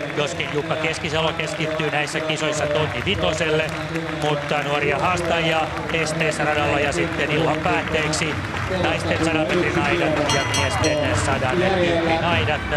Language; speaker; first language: Finnish; native; Finnish